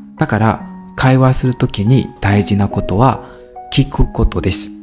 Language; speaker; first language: Japanese; non-native, learner; Burmese